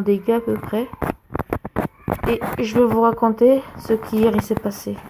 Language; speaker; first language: French; native; French